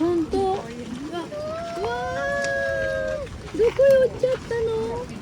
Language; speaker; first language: Japanese; native; Japanese